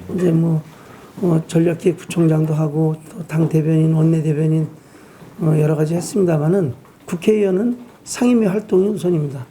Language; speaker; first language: Korean; native; Korean